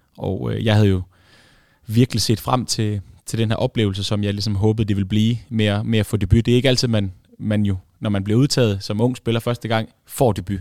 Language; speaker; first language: Danish; early bilingual, other home language; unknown